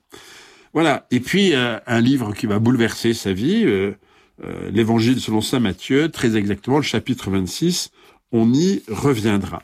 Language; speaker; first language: French; native; French